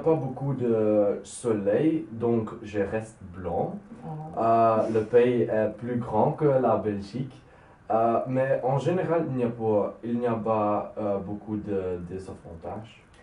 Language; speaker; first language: French; non-native, local second language; Dutch